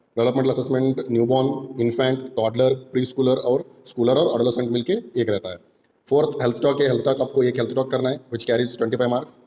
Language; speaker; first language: Hindi; non-native, local second language; Marathi